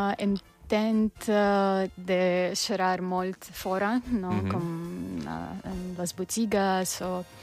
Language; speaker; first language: Catalan; non-native, learner; Russian